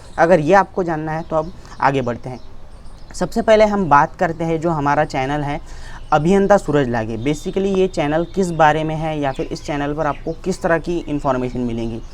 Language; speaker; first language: Hindi; non-native, local second language; Marathi